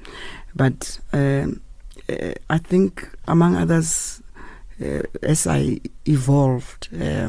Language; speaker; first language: English; non-native, local second language; Tswana